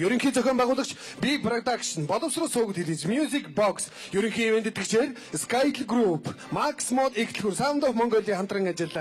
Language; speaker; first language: Mongolian; native; Mongolian